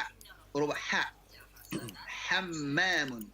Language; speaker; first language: Arabic; non-native, fluent; Indonesian